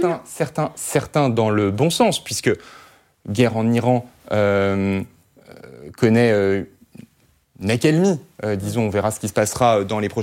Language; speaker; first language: French; native; French